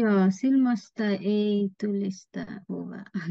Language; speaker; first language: Finnish; non-native, learner; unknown